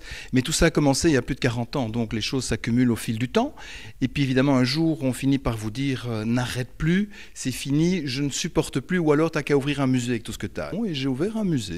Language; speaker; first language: French; native; French